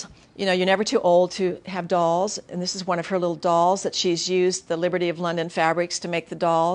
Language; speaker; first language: English; native; English